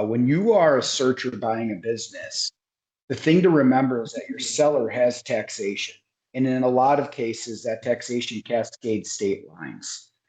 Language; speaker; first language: English; native; English